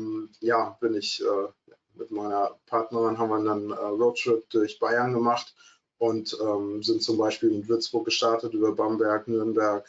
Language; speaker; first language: German; native; German